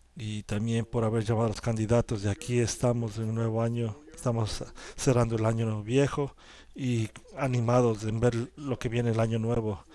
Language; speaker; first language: Spanish; non-native, learner; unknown